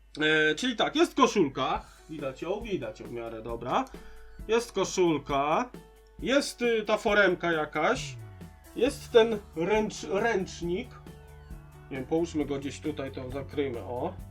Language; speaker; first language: Polish; native; Polish